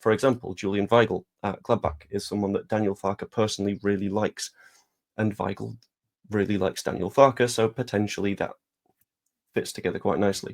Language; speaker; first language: English; native; English